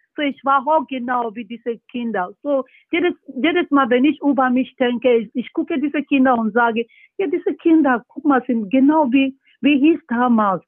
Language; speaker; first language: German; non-native, learner; Yoruba